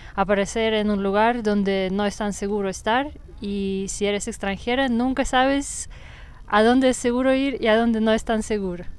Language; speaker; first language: Spanish; non-native, fluent; Russian